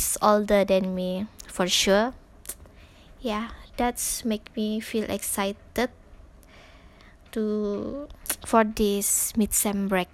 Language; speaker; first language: English; non-native, local second language; Malay